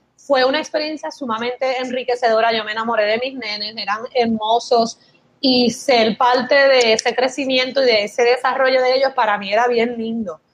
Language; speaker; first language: Spanish; native; Spanish